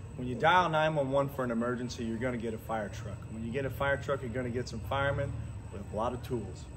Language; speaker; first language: English; native; English